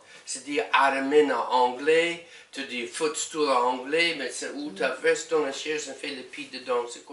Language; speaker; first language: French; non-native, learner; English